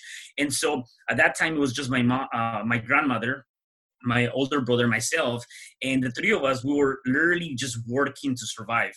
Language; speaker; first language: English; early bilingual, other home language; Spanish